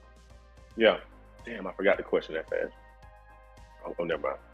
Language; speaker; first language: English; native; English